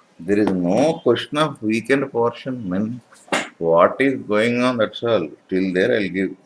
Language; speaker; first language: English; non-native, local second language; Urdu